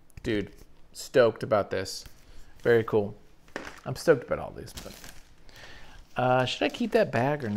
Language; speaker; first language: English; native; English